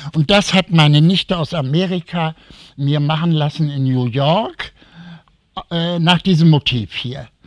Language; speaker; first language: German; native; German